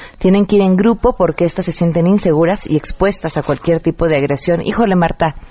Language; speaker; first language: Spanish; native; Spanish